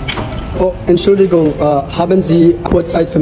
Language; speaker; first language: German; non-native, learner; Thai